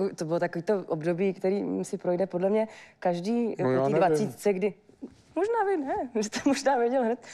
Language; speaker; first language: Czech; native; Czech